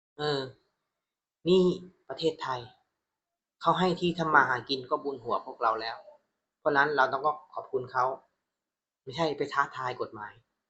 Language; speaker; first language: Thai; non-native, fluent; Burmese